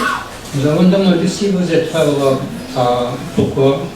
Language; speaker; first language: French; non-native, learner; Persian